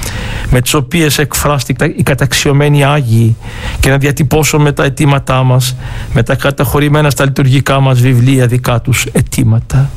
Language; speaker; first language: Greek; native; Greek